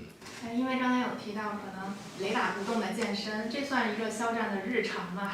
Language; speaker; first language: Chinese; native; Chinese